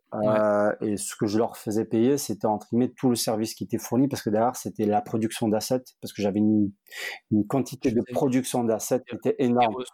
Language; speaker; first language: French; native; French